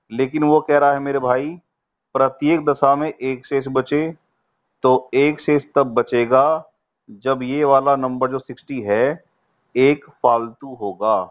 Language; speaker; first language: Hindi; native; Hindi